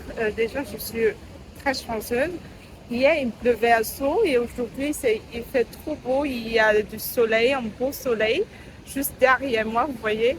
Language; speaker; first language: French; non-native, learner; Vietnamese